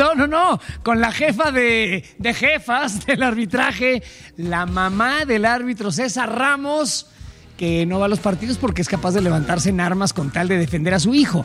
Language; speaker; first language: Spanish; native; Spanish